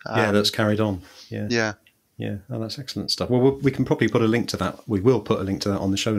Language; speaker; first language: English; native; English